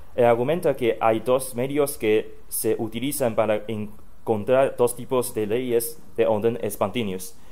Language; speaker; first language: Spanish; non-native, fluent; Chinese